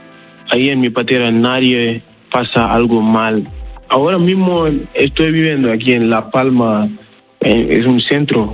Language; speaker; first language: Spanish; non-native, learner; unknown